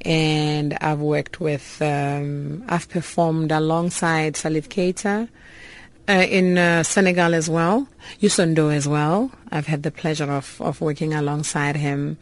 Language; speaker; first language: English; non-native, local second language; Northern Sotho